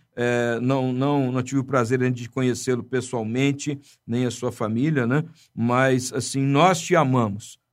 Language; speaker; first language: Portuguese; native; Portuguese